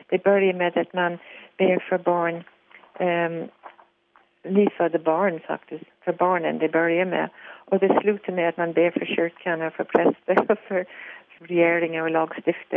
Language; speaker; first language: Swedish; non-native, fluent; English